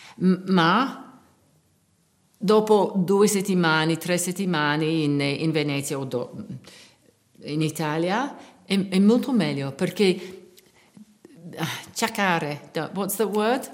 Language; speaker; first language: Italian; non-native, learner; English